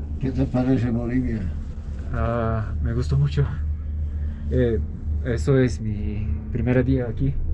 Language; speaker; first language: Spanish; non-native, learner; Turkish